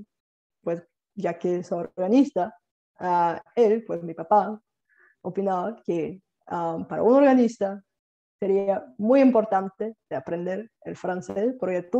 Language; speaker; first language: Spanish; non-native, fluent; Bulgarian